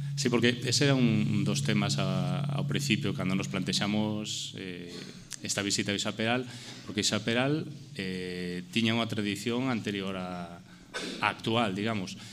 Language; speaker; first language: Galician; non-native, local second language; Spanish